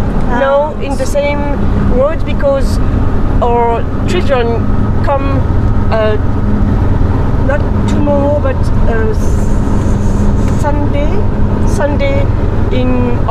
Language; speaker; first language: English; non-native, learner; French